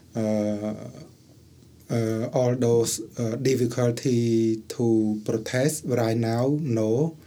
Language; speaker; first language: English; non-native, learner; Khmer